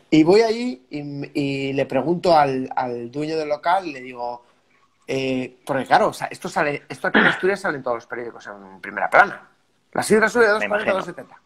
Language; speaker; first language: Spanish; native; Spanish